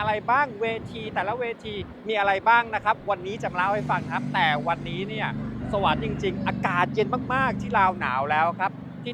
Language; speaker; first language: Thai; native; Thai